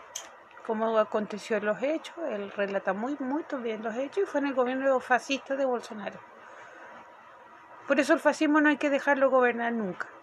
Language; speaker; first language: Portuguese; non-native, fluent; Spanish